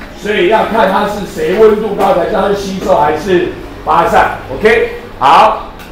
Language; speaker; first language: Chinese; native; Chinese